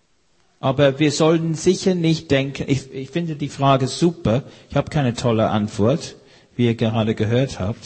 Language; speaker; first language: German; non-native, fluent; English